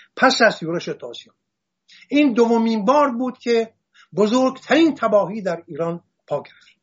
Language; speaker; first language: Persian; non-native, local second language; Assyrian Neo-Aramaic